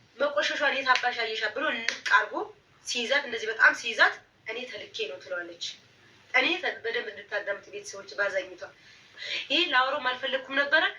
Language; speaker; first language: Amharic; native; Amharic